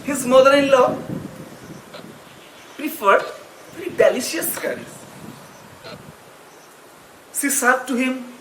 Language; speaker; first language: English; non-native, local second language; Odia